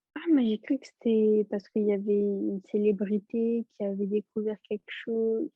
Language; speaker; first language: French; early bilingual, other home language; Portuguese